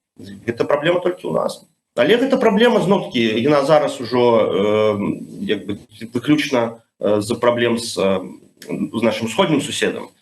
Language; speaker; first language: Belarusian; non-native, local second language; Russian